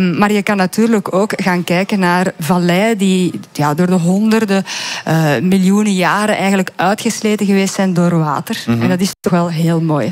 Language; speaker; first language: Dutch; native; Dutch